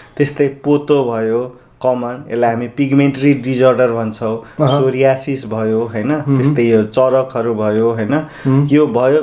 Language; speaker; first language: Nepali; non-native, local second language; Maithili